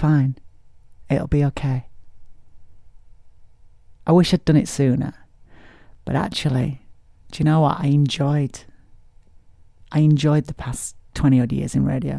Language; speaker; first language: English; native; English